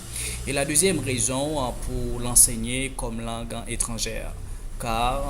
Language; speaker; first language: French; non-native, fluent; Spanish